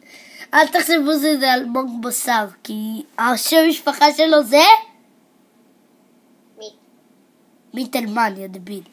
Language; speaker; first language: Hebrew; native; Hebrew